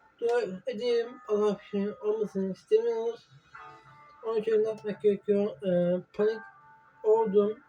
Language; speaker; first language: Turkish; non-native, learner; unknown